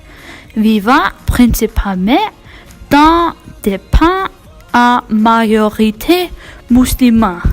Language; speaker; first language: French; non-native, learner; Icelandic